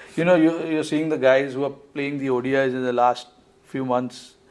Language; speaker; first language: English; non-native, local second language; Marathi